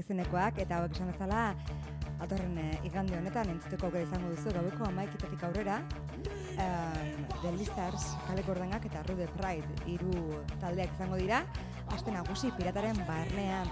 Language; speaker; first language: Basque; native; Basque